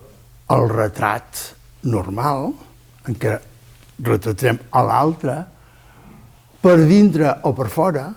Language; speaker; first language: Catalan; native; Catalan